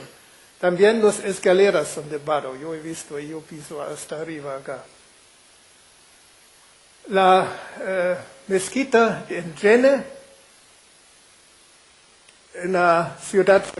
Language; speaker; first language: Spanish; non-native, fluent; German